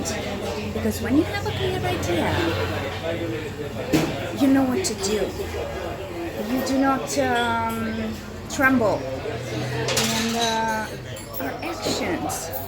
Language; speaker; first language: English; non-native, fluent; Italian